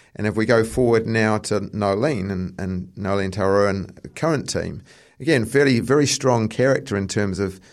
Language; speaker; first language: English; native; English